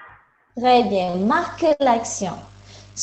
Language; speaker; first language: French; non-native, fluent; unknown